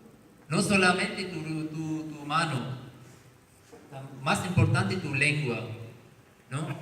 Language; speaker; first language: Spanish; non-native, learner; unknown